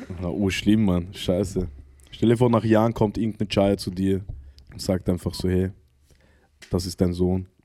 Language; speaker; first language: German; early bilingual, other home language; Arabic